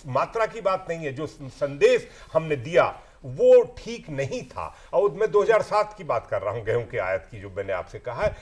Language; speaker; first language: Hindi; native; Hindi